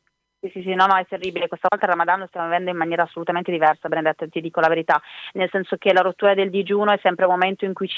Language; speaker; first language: Italian; native; Italian